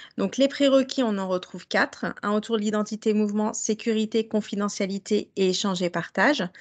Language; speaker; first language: French; native; French